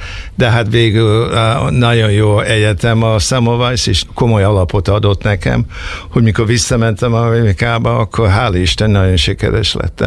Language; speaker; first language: Hungarian; early bilingual, heritage; Hungarian